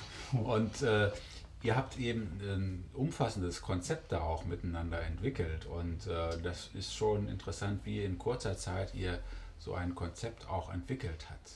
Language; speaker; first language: German; native; German